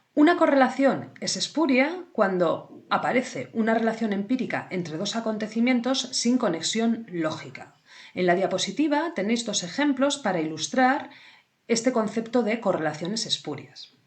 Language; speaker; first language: Spanish; native; Spanish